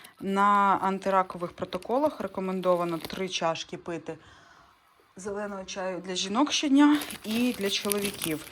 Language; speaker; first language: Ukrainian; non-native, local second language; Russian